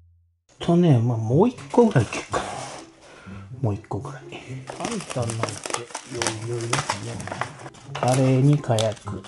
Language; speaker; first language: Japanese; native; Japanese